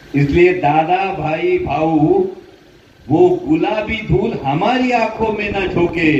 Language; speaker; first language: Hindi; non-native, local second language; Marathi